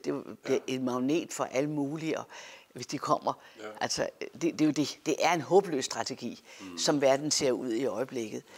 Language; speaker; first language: Danish; native; Danish